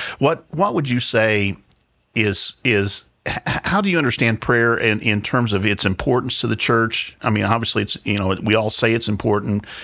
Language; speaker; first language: English; native; English